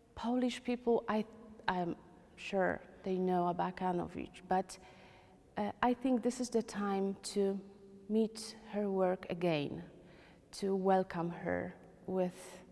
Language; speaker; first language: English; non-native, learner; Polish